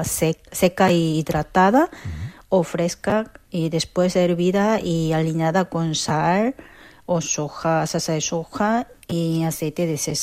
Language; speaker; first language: Spanish; non-native, learner; Korean